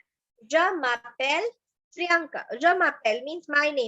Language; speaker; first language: French; non-native, learner; Hindi